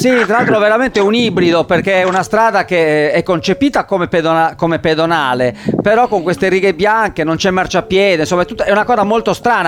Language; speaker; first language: Italian; native; Italian